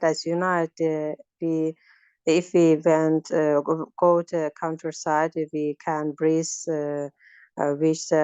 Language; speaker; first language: English; non-native, learner; Azerbaijani